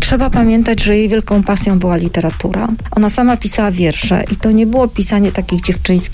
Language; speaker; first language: Polish; native; Polish